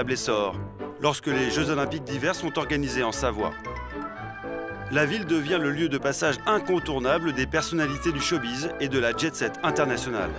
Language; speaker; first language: French; native; French